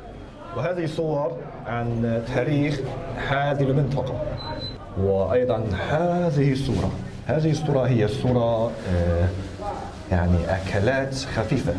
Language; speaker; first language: Arabic; non-native, fluent; Chinese